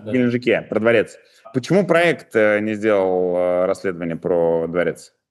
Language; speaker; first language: Russian; native; Russian